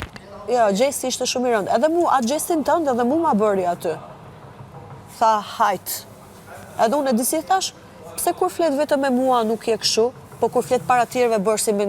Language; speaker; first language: Albanian; native; Albanian